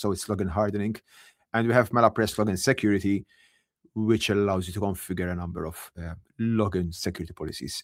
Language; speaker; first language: English; non-native, local second language; Maltese